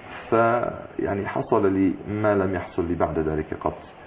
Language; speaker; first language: Arabic; non-native, fluent; English